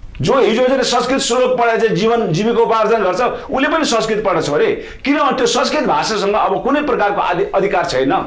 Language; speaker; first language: Nepali; non-native, local second language; Sherpa